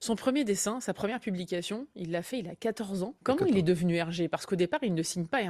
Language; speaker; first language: French; native; French